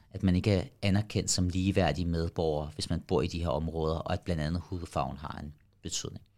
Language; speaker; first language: Danish; early bilingual, other home language; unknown